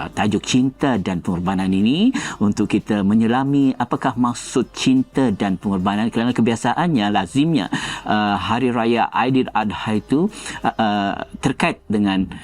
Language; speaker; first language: Malay; native; Malay